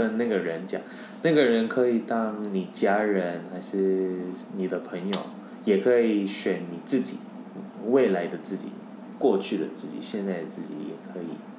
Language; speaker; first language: Chinese; non-native, fluent; Korean